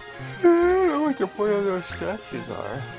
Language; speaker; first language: English; native; English